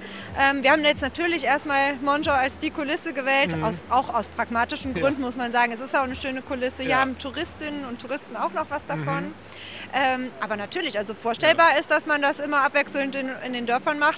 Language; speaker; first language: German; native; German